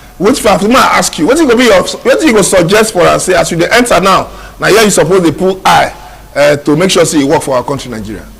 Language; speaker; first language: Nigerian Pidgin; non-native, local second language; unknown